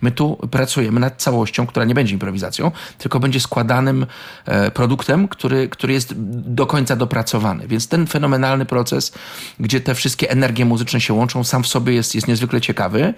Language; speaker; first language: Polish; native; Polish